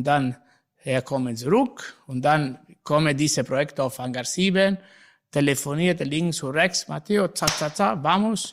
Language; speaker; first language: German; non-native, learner; Italian